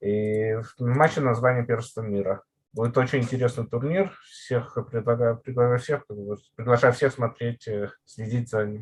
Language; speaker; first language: Russian; native; Russian